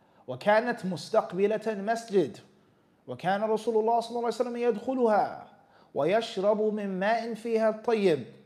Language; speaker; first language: Arabic; non-native, fluent; English